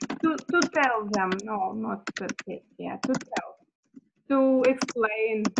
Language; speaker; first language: English; non-native, learner; Russian